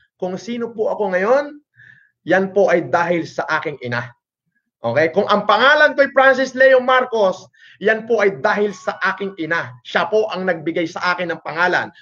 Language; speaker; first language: Filipino; non-native, local second language; Iloko